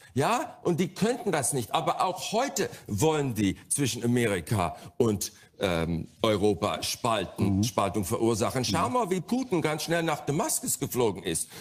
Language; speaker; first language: German; non-native, fluent; English